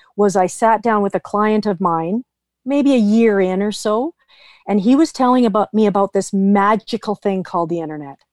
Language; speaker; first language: English; native; English